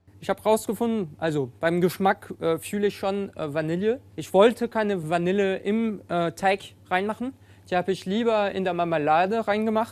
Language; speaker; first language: German; non-native, fluent; French